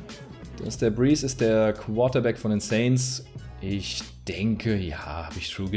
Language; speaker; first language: German; native; German